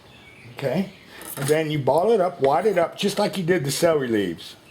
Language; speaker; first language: English; native; English